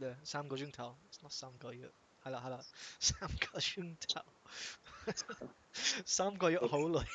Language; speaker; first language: Chinese; non-native, learner; English